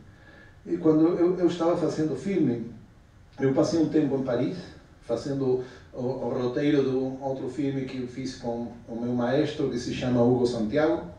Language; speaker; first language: Portuguese; non-native, fluent; Spanish